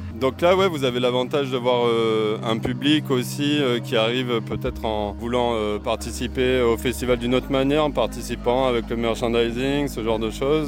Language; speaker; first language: French; native; French